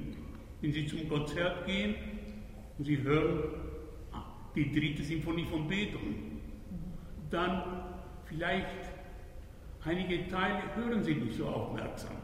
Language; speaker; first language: German; non-native, fluent; Spanish